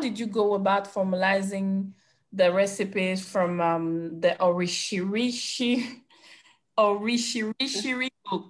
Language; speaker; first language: English; non-native, local second language; French